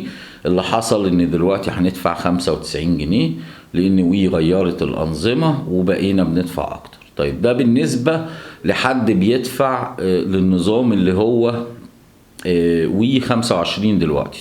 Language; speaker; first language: Arabic; native; Arabic